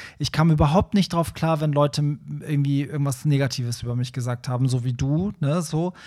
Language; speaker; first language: German; early bilingual, other home language; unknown